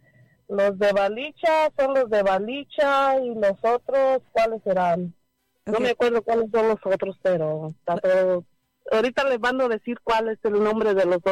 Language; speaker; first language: Spanish; native; Spanish